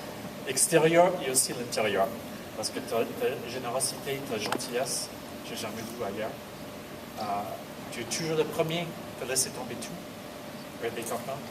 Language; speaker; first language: French; non-native, learner; English